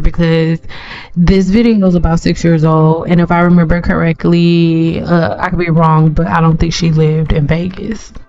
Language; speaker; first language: English; native; English